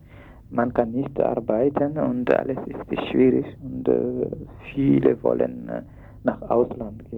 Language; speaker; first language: German; non-native, fluent; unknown